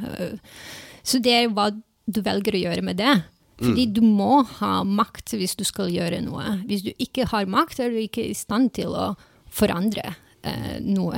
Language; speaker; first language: Norwegian; non-native, fluent; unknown